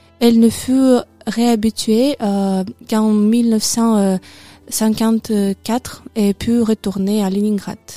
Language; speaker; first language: French; non-native, learner; Russian